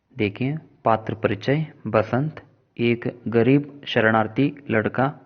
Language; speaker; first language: Hindi; non-native, local second language; Kannada